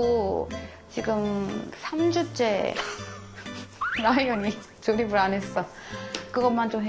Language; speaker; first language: Korean; native; Korean